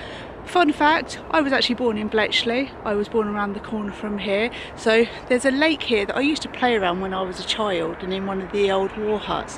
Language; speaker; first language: English; native; English